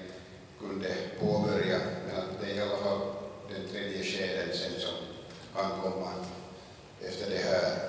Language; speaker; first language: Swedish; non-native, local second language; Finnish